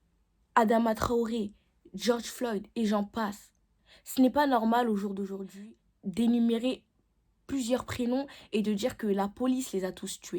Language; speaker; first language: French; native; French